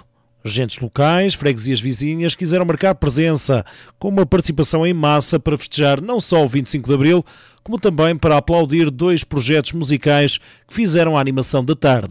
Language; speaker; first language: Portuguese; native; Portuguese